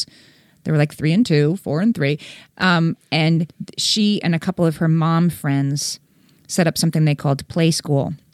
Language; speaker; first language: English; native; English